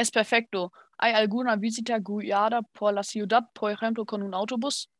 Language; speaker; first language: Spanish; non-native, learner; German